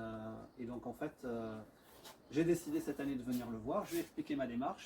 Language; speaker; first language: French; native; French